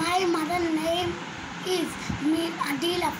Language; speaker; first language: English; non-native, learner; Bangla